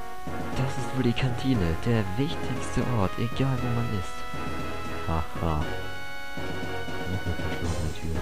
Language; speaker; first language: German; native; German